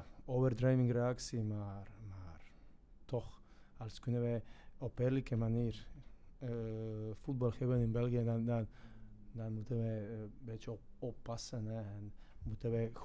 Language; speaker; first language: Dutch; non-native, fluent; Croatian